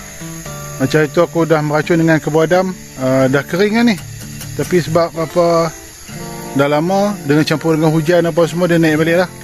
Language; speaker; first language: Malay; native; Malay